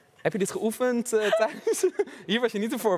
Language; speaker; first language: Dutch; native; Dutch